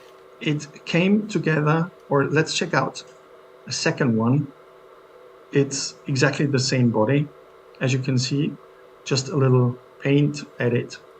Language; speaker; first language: English; non-native, fluent; German